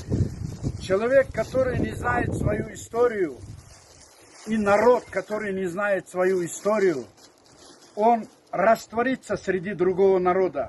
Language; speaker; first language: Russian; non-native, local second language; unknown